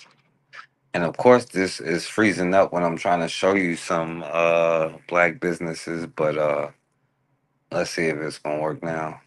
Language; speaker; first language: English; native; English